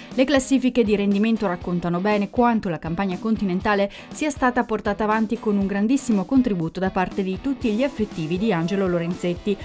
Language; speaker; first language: Italian; native; Italian